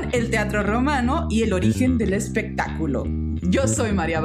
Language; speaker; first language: Spanish; native; Spanish